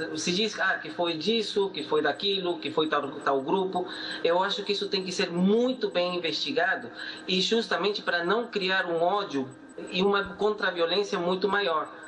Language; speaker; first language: Portuguese; non-native, fluent; Spanish